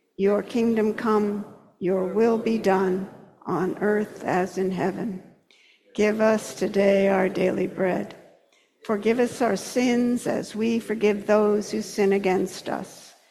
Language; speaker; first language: English; native; English